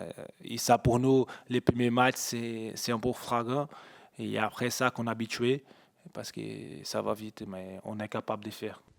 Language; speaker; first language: French; non-native, fluent; Portuguese